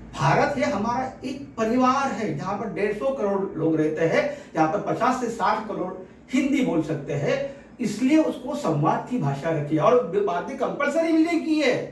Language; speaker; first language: Hindi; native; Hindi